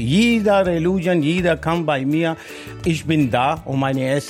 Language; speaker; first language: German; non-native, learner; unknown